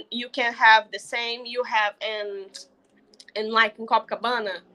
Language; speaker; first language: English; non-native, learner; Portuguese